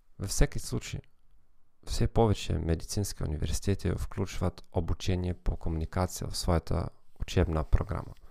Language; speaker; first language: Bulgarian; non-native, fluent; German